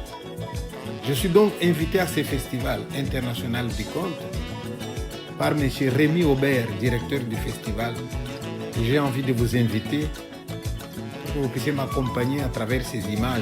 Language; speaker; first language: French; non-native, local second language; Luba-Lulua